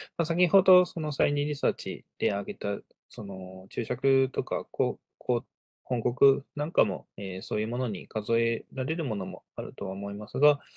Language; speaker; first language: Japanese; native; Japanese